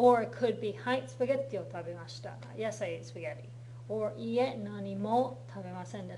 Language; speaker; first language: Japanese; non-native, fluent; English